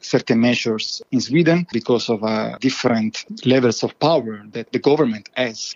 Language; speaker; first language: English; non-native, fluent; Italian